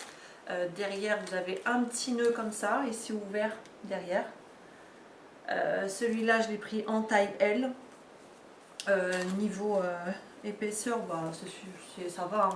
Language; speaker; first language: French; native; French